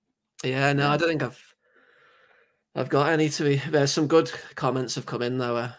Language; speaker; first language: English; native; English